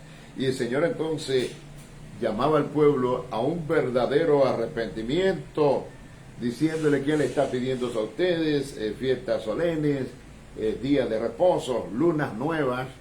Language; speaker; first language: Spanish; native; Spanish